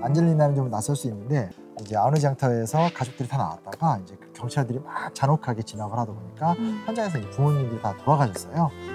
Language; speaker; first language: Korean; native; Korean